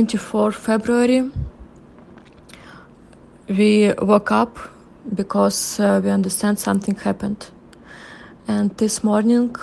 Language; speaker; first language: English; non-native, learner; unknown